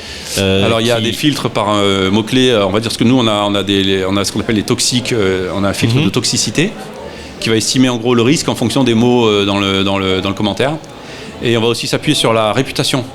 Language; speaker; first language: French; native; French